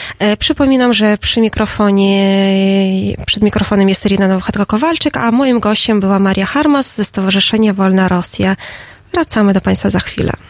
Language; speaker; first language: Polish; non-native, fluent; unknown